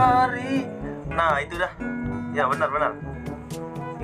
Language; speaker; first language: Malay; non-native, local second language; Sasak